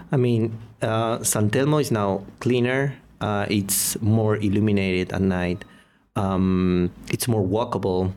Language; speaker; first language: English; non-native, fluent; Spanish